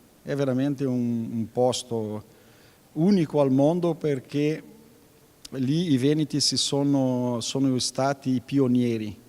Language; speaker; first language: Italian; early bilingual, heritage; Venetian